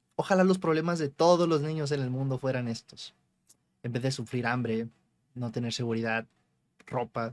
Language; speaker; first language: Spanish; native; Spanish